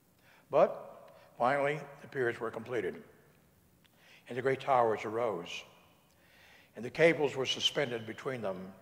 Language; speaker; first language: English; native; English